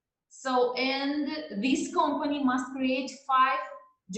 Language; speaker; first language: English; non-native, learner; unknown